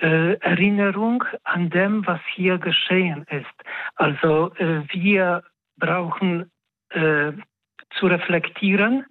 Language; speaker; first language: German; non-native, fluent; Polish